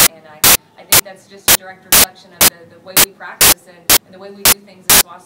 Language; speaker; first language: English; native; English